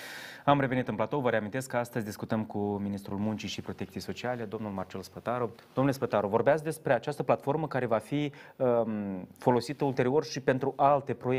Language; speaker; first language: Romanian; native; Romanian